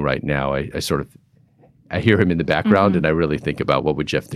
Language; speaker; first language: English; native; English